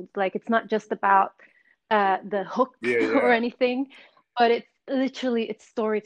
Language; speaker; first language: English; non-native, fluent; Swedish